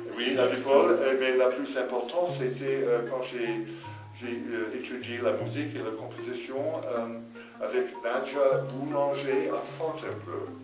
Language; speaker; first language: French; non-native, fluent; English